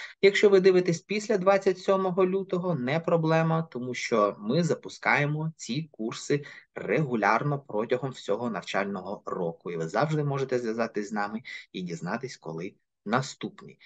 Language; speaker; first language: Ukrainian; native; Ukrainian